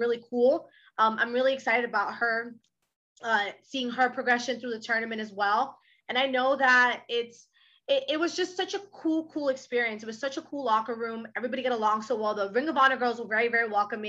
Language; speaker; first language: English; early bilingual, other home language; Spanish